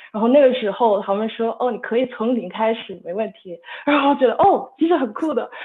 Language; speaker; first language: Chinese; non-native, fluent; English